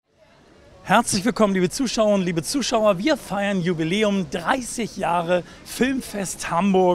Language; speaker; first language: German; early bilingual, other home language; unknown